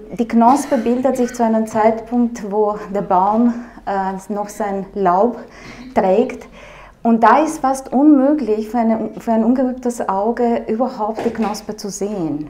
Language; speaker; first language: German; non-native, fluent; Romanian